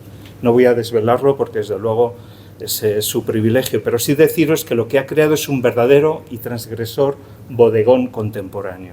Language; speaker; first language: Spanish; native; Spanish